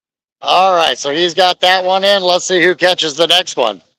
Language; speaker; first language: English; native; English